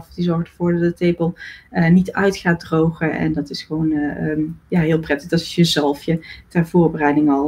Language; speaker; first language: Dutch; native; Dutch